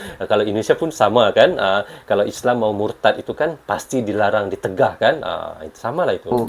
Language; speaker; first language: Malay; native; Malay